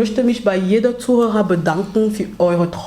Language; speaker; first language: German; non-native, learner; French